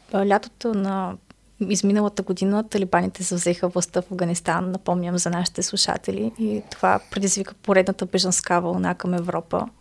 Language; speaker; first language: Bulgarian; native; Bulgarian